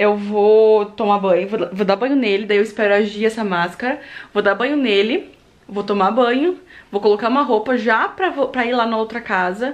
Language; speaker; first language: Portuguese; native; Portuguese